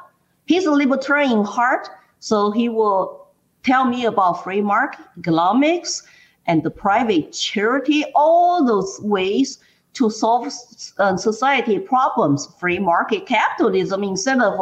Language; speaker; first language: English; non-native, fluent; Chinese